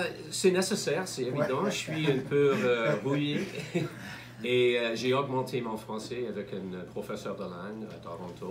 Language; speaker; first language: French; non-native, learner; English